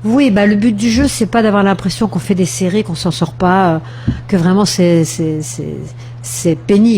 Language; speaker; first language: French; native; French